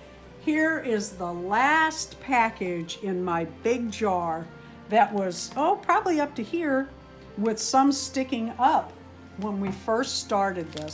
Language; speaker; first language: English; native; English